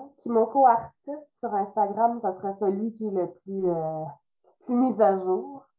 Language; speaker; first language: French; native; French